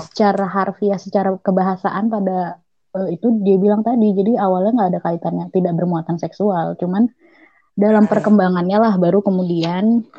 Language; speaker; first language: Indonesian; native; Indonesian